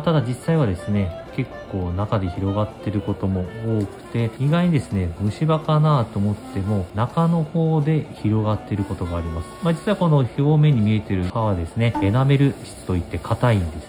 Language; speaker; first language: Japanese; native; Japanese